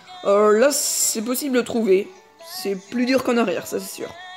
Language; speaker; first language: French; native; French